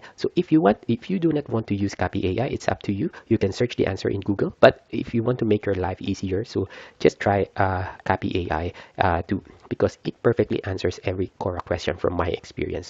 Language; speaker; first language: English; non-native, fluent; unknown